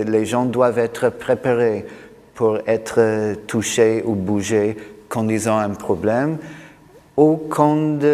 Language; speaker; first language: French; non-native, fluent; English